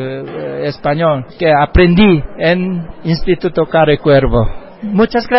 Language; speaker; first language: Spanish; non-native, fluent; Korean